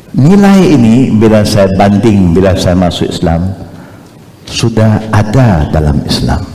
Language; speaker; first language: Malay; non-native, local second language; Chinese